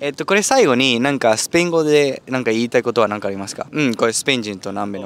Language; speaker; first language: Japanese; early bilingual, heritage; Spanish